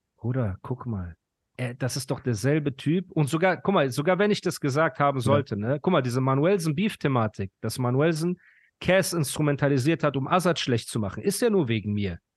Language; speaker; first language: German; early bilingual, other home language; Persian